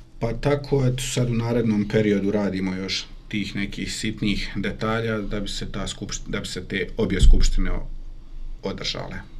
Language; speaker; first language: Croatian; native; Croatian